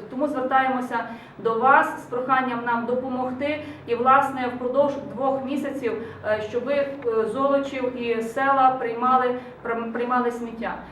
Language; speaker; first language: Ukrainian; native; Ukrainian